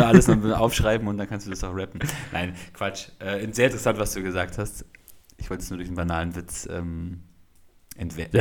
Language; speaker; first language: German; native; German